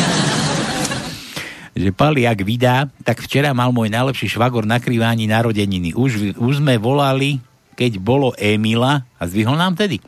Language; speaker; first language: Slovak; native; Slovak